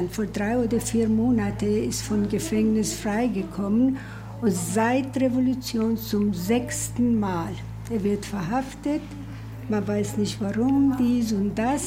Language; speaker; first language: German; early bilingual, other home language; Persian